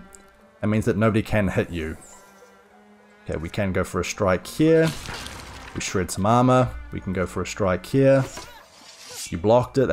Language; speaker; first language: English; native; English